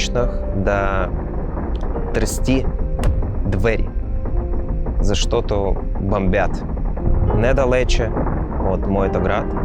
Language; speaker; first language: Bulgarian; non-native, learner; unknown